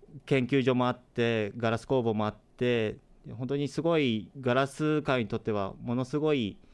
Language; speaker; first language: Japanese; native; Japanese